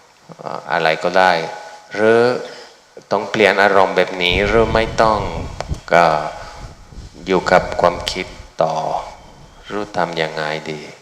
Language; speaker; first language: Thai; non-native, fluent; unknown